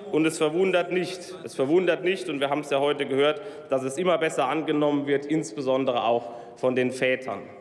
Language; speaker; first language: German; native; German